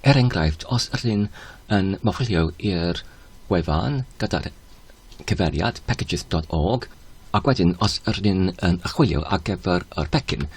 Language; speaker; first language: Welsh; non-native, learner; Polish